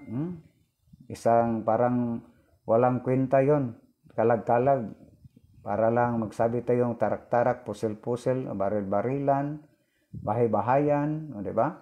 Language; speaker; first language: Filipino; non-native, local second language; Cebuano